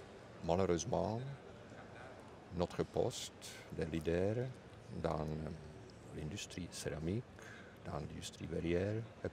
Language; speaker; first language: French; non-native, fluent; Czech